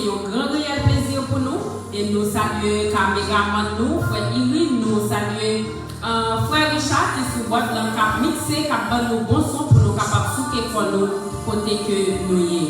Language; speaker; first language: French; non-native, local second language; Haitian Creole